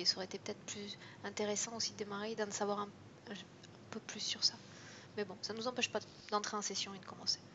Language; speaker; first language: French; native; French